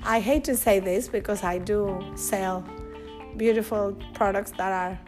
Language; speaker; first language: English; non-native, fluent; Spanish